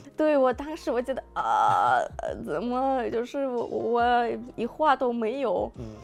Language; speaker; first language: Chinese; non-native, fluent; Russian